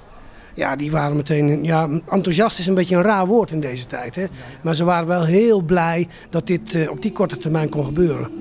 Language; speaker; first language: Dutch; native; Dutch